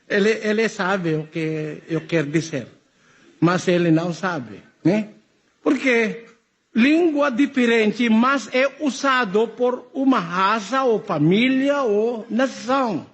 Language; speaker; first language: Portuguese; non-native, learner; Filipino